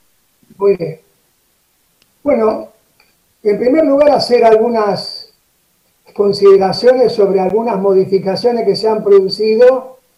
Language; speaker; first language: Spanish; native; Spanish